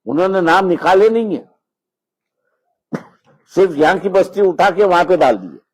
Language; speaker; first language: Hindi; non-native, local second language; Marathi